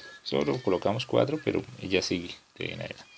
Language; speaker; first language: Spanish; native; Spanish